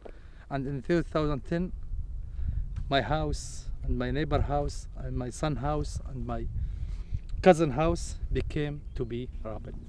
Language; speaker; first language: English; non-native, learner; Arabic